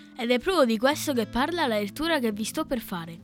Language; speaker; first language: Italian; native; Italian